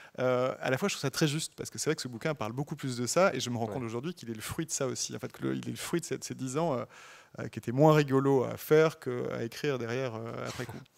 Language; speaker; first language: French; native; French